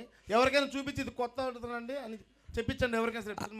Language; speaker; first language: Telugu; native; Telugu